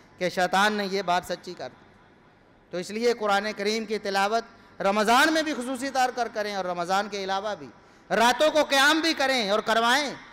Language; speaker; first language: Urdu; non-native, local second language; Punjabi